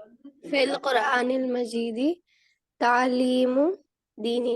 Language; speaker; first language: Arabic; non-native, learner; Urdu